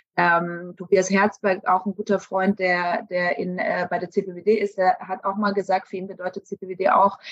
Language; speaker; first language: German; native; German